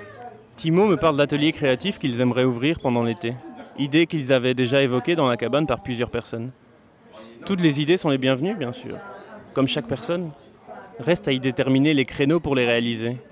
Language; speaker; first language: French; native; French